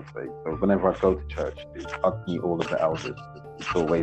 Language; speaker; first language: English; native; English